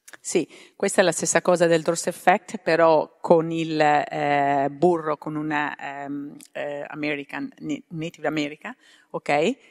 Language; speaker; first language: Italian; native; Italian